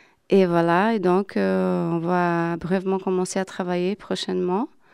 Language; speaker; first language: French; non-native, fluent; Portuguese